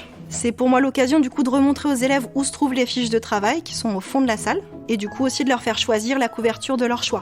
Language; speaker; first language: French; native; French